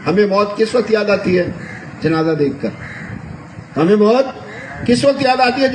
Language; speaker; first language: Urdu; non-native, local second language; Punjabi